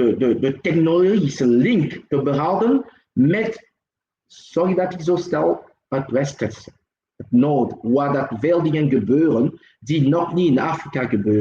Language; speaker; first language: Dutch; non-native, local second language; French